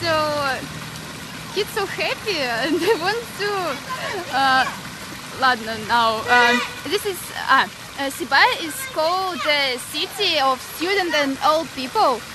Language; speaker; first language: English; non-native, learner; Russian